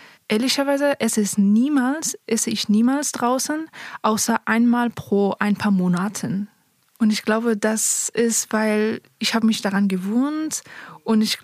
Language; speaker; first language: German; non-native, fluent; Persian